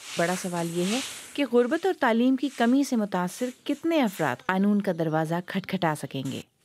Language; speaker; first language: Urdu; native; Urdu